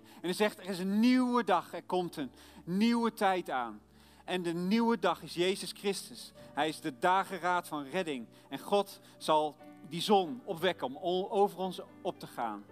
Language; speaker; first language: Dutch; native; Dutch